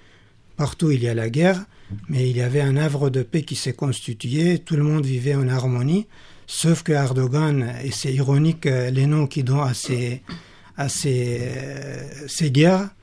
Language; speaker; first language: French; non-native, fluent; Kurdish